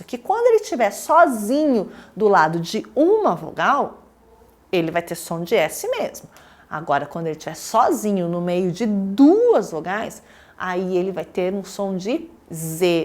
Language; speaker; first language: Portuguese; native; Portuguese